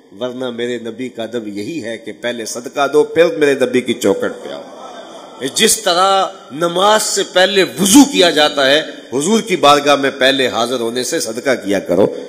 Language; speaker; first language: Urdu; non-native, local second language; Punjabi